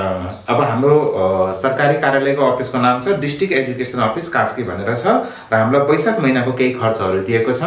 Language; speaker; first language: Nepali; native; Nepali